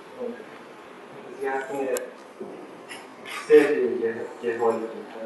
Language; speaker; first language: German; non-native, learner; Arabic